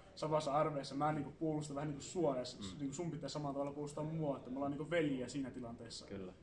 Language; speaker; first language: Finnish; early bilingual, other home language; Assyrian Neo-Aramaic